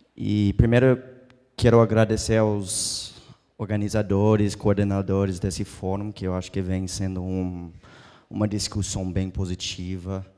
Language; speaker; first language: Portuguese; non-native, fluent; English